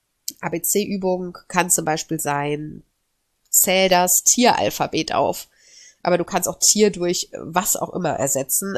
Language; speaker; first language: German; native; German